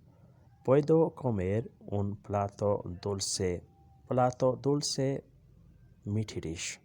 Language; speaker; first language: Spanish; non-native, learner; Urdu